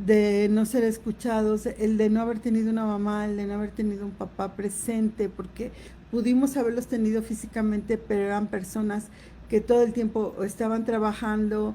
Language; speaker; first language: Spanish; native; Spanish